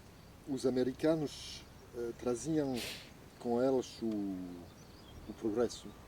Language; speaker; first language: Portuguese; non-native, fluent; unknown